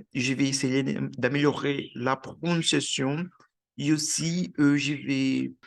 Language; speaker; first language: French; non-native, learner; Portuguese